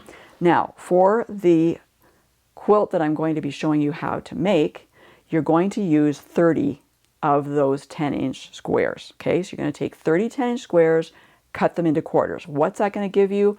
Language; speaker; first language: English; native; English